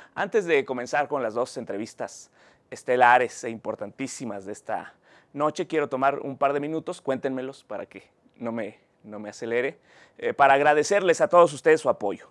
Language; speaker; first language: Spanish; native; Spanish